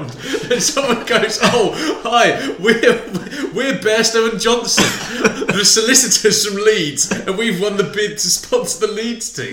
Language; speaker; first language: English; native; English